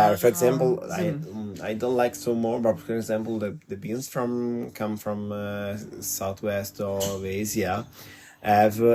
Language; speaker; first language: English; non-native, learner; Italian